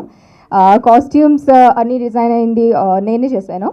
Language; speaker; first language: Telugu; non-native, learner; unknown